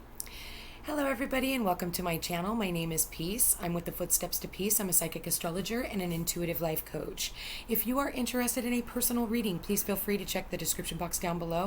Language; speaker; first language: English; native; English